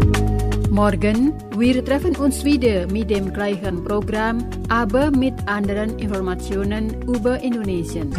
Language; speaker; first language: German; non-native, fluent; Indonesian